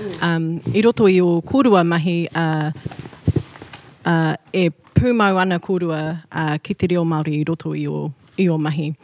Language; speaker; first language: Māori; non-native, local second language; English